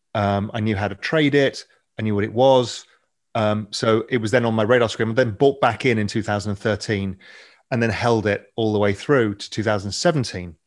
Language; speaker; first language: English; native; English